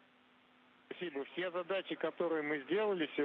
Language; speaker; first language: Russian; native; Russian